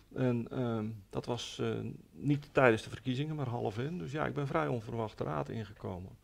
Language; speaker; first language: Dutch; native; Dutch